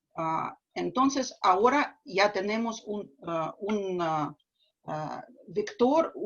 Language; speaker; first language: Spanish; non-native, fluent; Russian